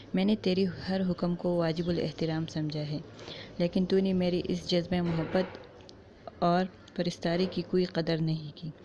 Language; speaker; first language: Urdu; non-native, local second language; Pashto